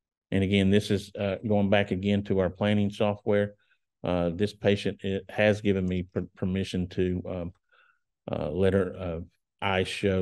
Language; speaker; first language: English; native; English